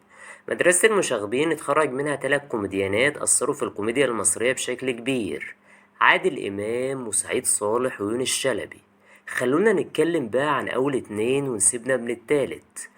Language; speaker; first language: Arabic; native; Arabic